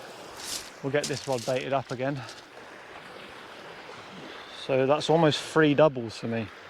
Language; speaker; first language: English; native; English